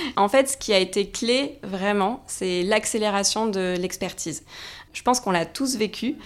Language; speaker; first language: French; native; French